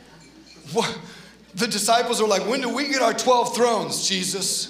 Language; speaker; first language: English; native; English